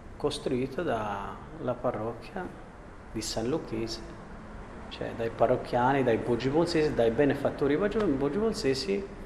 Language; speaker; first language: Italian; non-native, fluent; Albanian